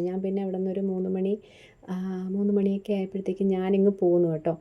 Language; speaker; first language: Malayalam; native; Malayalam